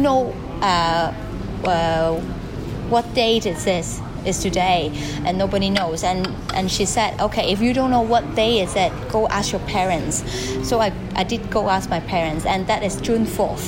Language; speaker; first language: English; non-native, local second language; Cantonese